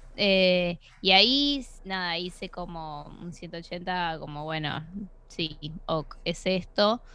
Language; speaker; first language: Spanish; native; Spanish